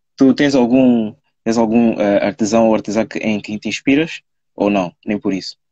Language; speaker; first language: Portuguese; native; Portuguese